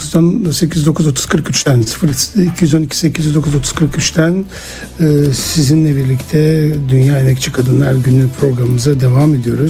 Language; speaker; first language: Turkish; native; Turkish